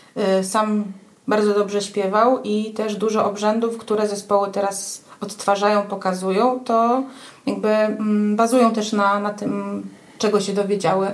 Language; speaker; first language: Polish; native; Polish